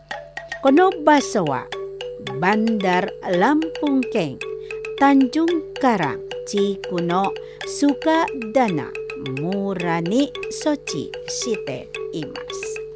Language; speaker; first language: Japanese; non-native, fluent; Indonesian